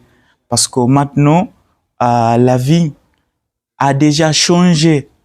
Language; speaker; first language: French; non-native, learner; Swahili